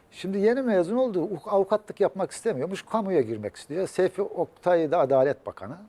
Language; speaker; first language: Turkish; native; Turkish